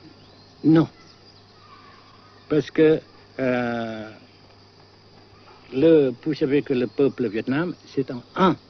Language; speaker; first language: French; non-native, fluent; Vietnamese